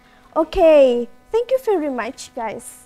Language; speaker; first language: English; non-native, learner; Indonesian